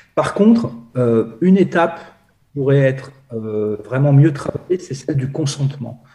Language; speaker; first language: French; native; French